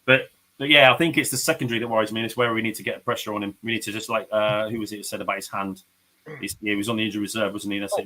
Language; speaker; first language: English; native; English